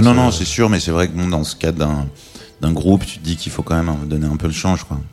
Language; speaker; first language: French; native; French